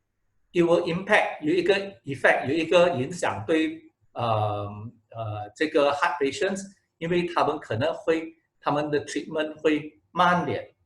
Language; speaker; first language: Chinese; non-native, local second language; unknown